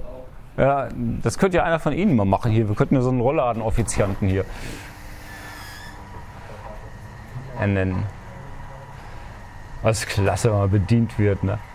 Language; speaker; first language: German; native; German